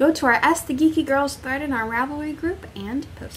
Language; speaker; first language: English; native; English